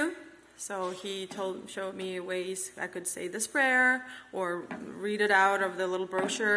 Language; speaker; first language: English; non-native, fluent; Kazakh